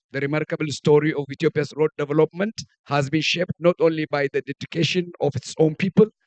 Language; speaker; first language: English; non-native, local second language; Amharic